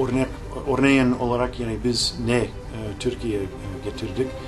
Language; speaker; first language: Turkish; non-native, learner; English